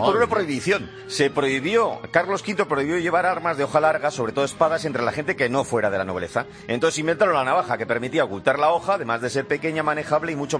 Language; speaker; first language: Spanish; native; Spanish